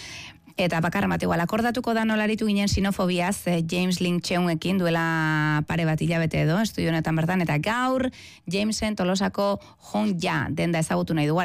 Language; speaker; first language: Basque; native; Basque